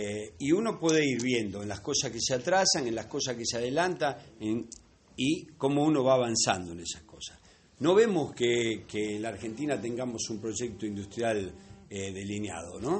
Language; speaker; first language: Spanish; native; Spanish